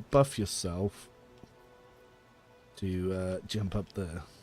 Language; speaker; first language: English; native; English